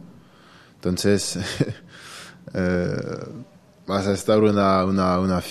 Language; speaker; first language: Spanish; non-native, learner; French